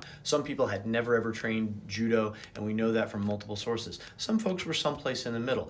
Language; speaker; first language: English; native; English